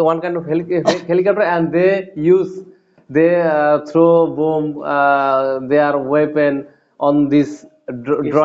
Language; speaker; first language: English; non-native, learner; Bangla